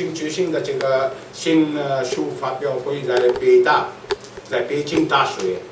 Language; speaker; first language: Chinese; non-native, learner; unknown